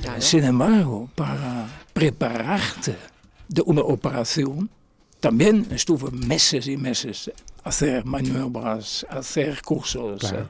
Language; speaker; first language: Spanish; non-native, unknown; Limburgish